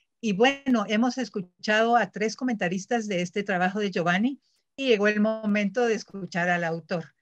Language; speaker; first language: Spanish; native; Spanish